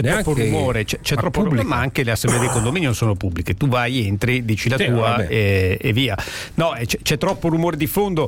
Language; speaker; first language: Italian; native; Italian